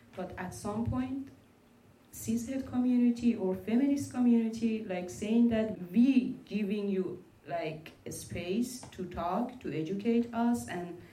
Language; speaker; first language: English; non-native, learner; Persian